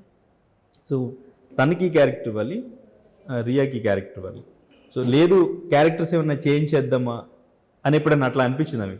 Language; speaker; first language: Telugu; native; Telugu